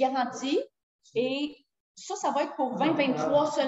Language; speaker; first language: French; native; French